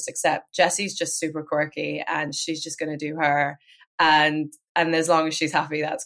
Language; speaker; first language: English; native; English